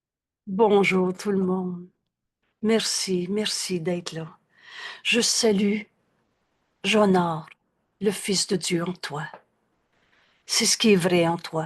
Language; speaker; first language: French; native; French